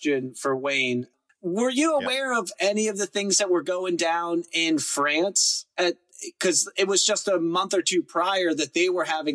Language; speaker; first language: English; native; English